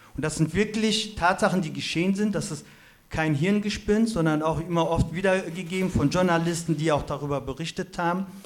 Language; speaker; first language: German; native; German